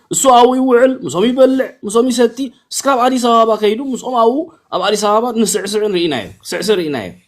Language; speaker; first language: Tigrinya; early bilingual, heritage; Tigrinya